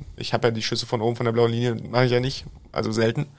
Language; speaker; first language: German; native; German